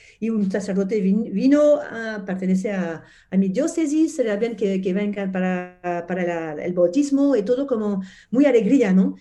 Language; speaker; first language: Spanish; non-native, fluent; French